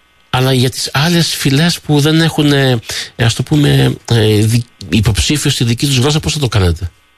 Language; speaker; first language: Greek; native; Greek